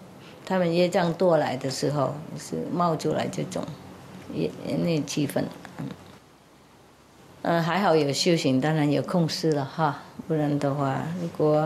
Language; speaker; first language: Chinese; non-native, fluent; Vietnamese